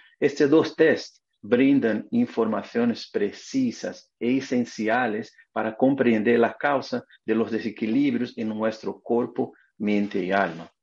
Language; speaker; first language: Spanish; non-native, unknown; Portuguese